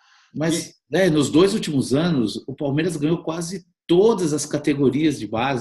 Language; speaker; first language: Portuguese; native; Portuguese